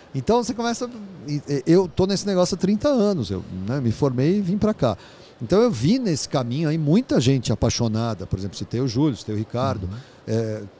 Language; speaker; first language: Portuguese; native; Portuguese